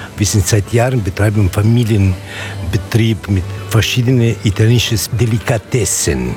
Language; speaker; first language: German; non-native, fluent; Italian